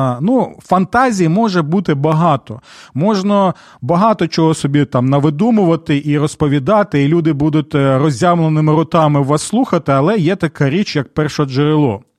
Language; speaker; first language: Ukrainian; native; Ukrainian